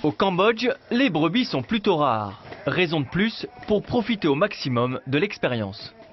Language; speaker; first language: French; native; French